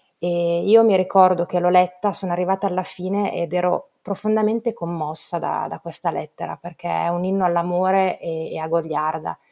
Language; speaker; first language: Italian; native; Italian